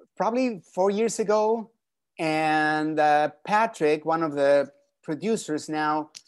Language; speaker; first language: English; non-native, fluent; Spanish